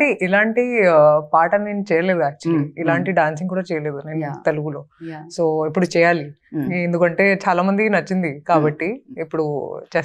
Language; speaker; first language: Telugu; non-native, local second language; Hindi